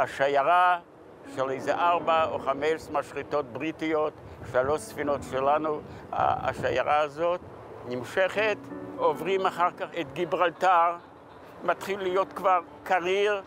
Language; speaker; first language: Hebrew; non-native, fluent; Yiddish